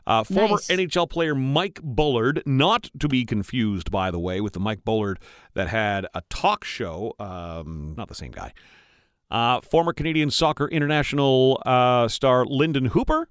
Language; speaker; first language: English; native; English